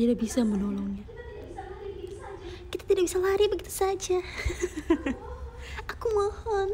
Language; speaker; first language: Indonesian; native; Indonesian